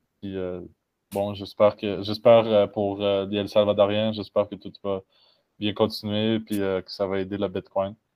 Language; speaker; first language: French; native; French